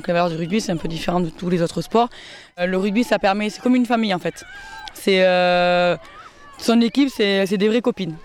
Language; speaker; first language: French; native; French